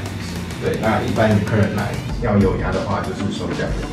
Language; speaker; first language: Chinese; native; Chinese